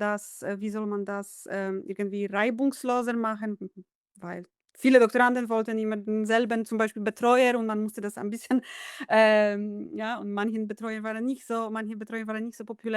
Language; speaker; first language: German; non-native, fluent; Polish